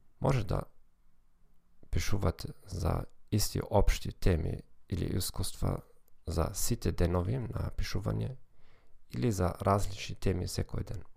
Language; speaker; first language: Macedonian; non-native, learner; German